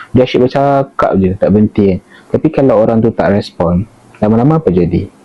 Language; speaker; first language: Malay; native; Malay